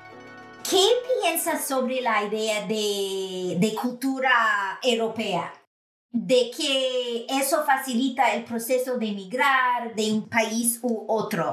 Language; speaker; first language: Spanish; non-native, fluent; English